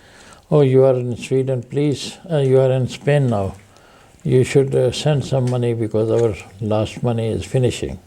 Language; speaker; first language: English; non-native, fluent; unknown